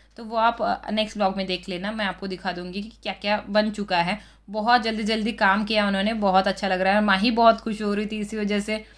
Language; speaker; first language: Hindi; non-native, local second language; Marathi